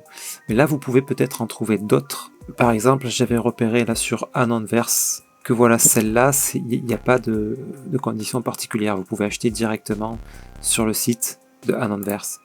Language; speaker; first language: French; native; French